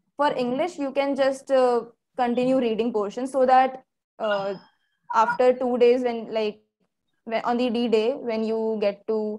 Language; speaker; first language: English; non-native, local second language; Hindi